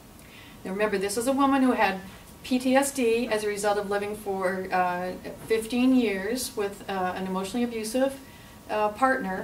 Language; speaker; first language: English; native; English